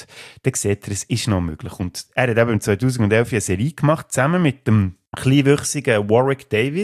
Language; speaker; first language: German; native; German